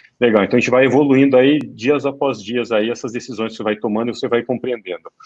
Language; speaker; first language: Portuguese; native; Portuguese